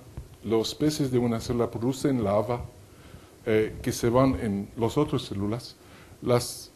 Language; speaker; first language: Spanish; non-native, fluent; French